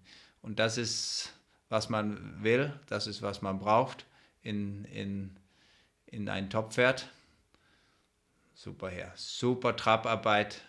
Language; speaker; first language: German; non-native, fluent; Danish